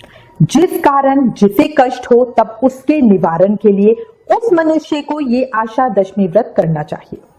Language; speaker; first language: Hindi; native; Hindi